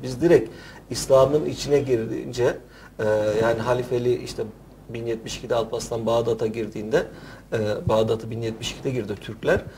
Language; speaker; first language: Turkish; native; Turkish